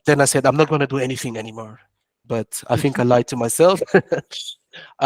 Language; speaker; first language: English; non-native, fluent; French